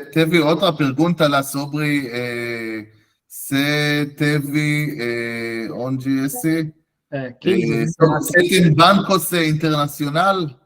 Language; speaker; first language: Portuguese; non-native, fluent; Hebrew